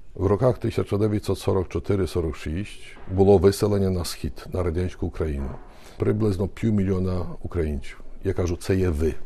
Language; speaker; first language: Ukrainian; early bilingual, heritage; Ukrainian